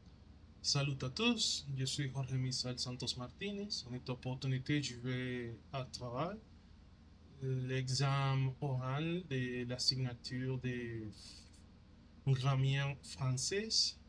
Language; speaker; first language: French; non-native, learner; Spanish